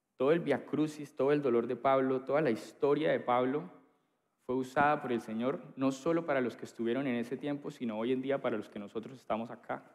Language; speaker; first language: Spanish; native; Spanish